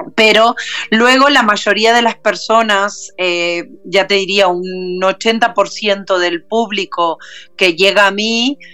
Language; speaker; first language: Spanish; native; Spanish